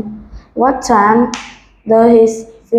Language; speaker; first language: English; non-native, learner; Vietnamese